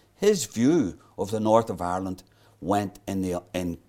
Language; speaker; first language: English; native; English